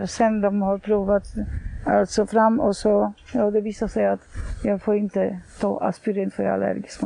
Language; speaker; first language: Swedish; non-native, fluent; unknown